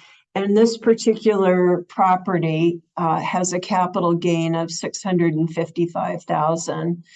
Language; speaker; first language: English; native; English